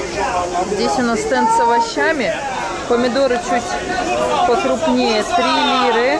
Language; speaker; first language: Russian; native; Russian